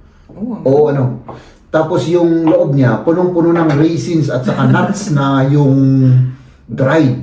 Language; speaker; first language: Filipino; non-native, fluent; German